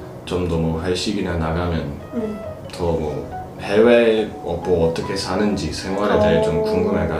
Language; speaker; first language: Korean; non-native, fluent; English